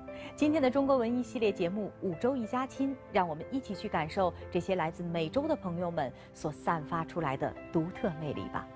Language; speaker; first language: Chinese; native; Chinese